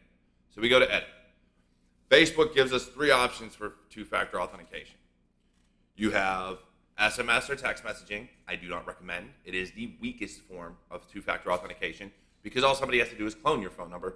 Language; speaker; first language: English; native; English